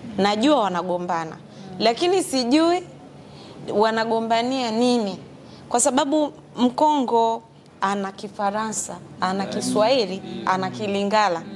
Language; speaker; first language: Swahili; native; Swahili